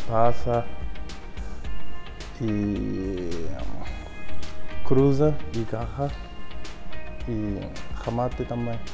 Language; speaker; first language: Portuguese; non-native, learner; Japanese